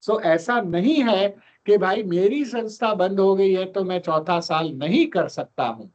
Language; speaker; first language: Hindi; non-native, local second language; Gujarati